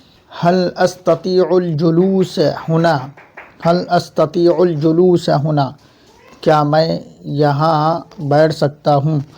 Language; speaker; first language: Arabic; non-native, fluent; Urdu